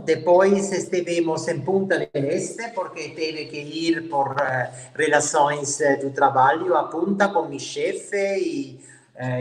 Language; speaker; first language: Portuguese; non-native, learner; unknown